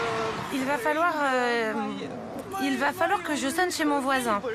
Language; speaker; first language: French; non-native, fluent; Serbian